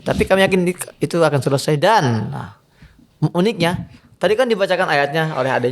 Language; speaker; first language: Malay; non-native, fluent; Arabic